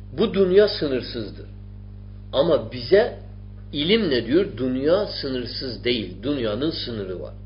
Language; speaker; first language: Turkish; non-native, fluent; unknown